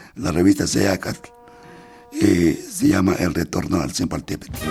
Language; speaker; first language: Spanish; non-native, local second language; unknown